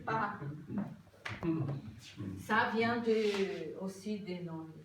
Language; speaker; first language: French; non-native, fluent; Portuguese